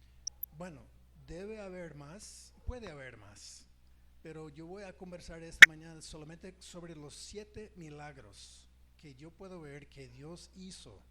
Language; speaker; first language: Spanish; non-native, fluent; English